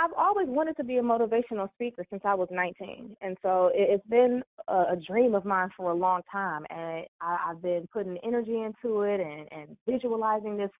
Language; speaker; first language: English; native; English